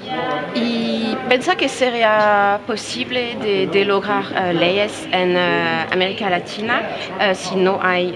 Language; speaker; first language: Spanish; non-native, fluent; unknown